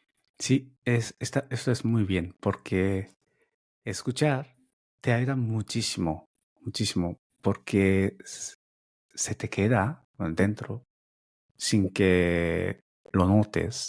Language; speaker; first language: Spanish; non-native, fluent; Japanese